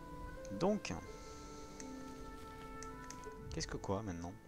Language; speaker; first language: French; native; French